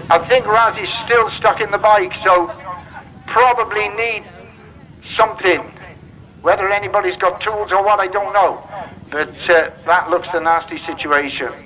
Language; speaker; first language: English; native; English